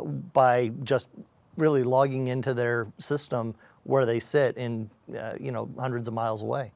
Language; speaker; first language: English; native; English